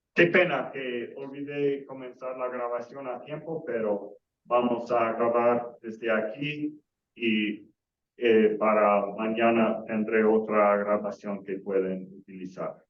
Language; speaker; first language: Spanish; non-native, fluent; English